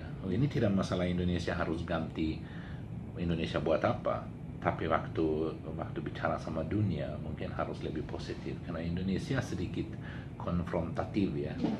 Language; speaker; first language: Indonesian; non-native, learner; Swedish